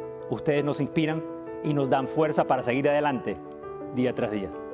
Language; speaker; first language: Spanish; early bilingual, heritage; Spanish